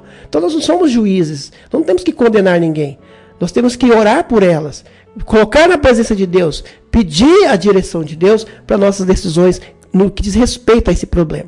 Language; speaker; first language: Portuguese; native; Portuguese